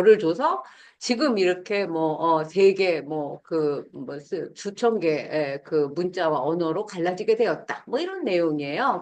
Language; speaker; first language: Korean; native; Korean